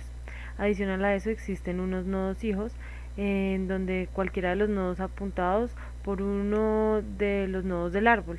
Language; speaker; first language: Spanish; native; Spanish